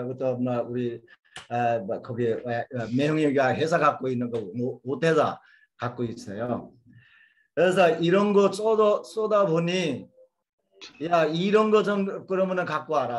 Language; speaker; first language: Korean; non-native, fluent; Bangla